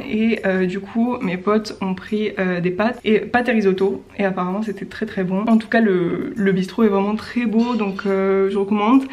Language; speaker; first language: French; native; French